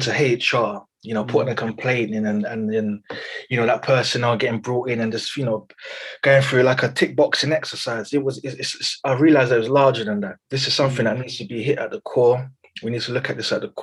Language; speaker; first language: English; native; English